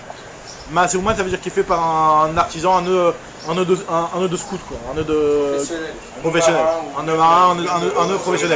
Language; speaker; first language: French; native; French